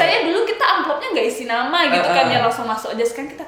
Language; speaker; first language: Indonesian; native; Indonesian